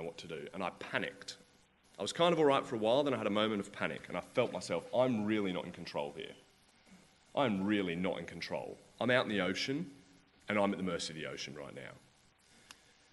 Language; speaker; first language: English; native; English